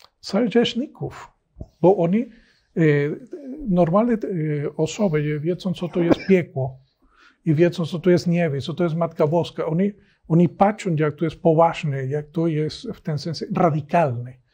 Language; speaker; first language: Polish; non-native, learner; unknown